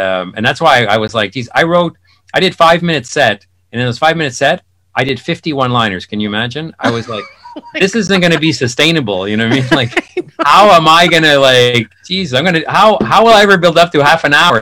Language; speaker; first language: English; native; English